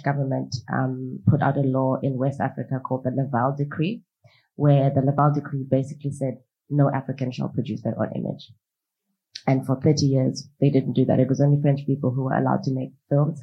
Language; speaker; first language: English; non-native, local second language; Xhosa